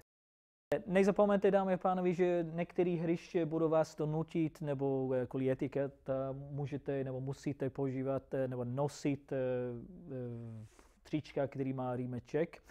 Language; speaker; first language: Czech; non-native, fluent; English